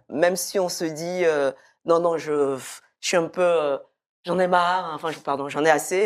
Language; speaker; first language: French; early bilingual, other home language; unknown